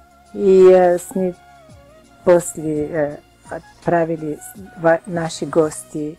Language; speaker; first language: Russian; non-native, learner; Bulgarian